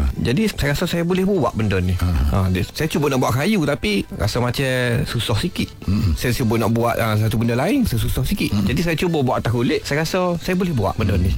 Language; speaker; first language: Malay; native; Malay